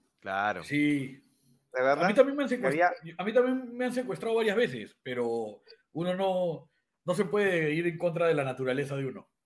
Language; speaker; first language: Spanish; native; Spanish